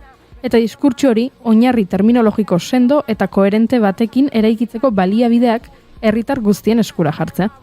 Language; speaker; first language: Basque; native; Basque